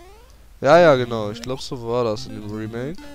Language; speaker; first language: German; native; German